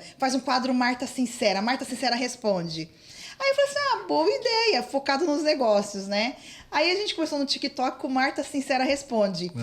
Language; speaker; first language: Portuguese; native; Portuguese